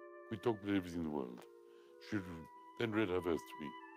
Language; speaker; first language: English; early bilingual, other home language; Russian